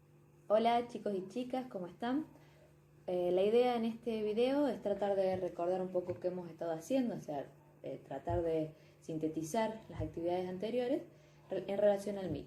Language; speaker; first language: Spanish; native; Spanish